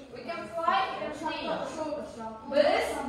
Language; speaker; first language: English; non-native, learner; Kazakh